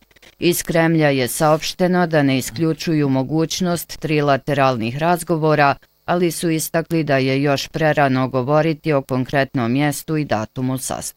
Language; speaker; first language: Bosnian; native; Bosnian